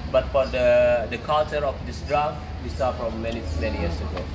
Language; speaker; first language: English; non-native, fluent; Indonesian